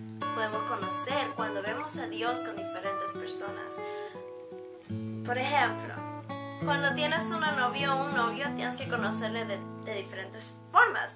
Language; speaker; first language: Spanish; early bilingual, heritage; Spanish